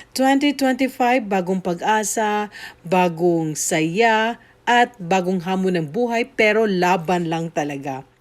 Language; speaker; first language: Filipino; native; Filipino